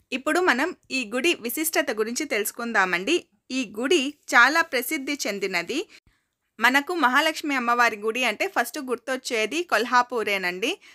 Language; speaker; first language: Telugu; non-native, local second language; Kannada